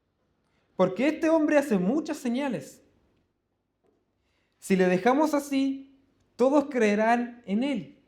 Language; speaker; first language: Spanish; native; Spanish